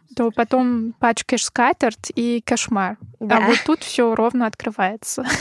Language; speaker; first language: Russian; non-native, fluent; German